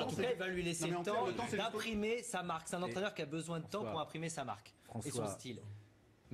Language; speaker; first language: French; native; French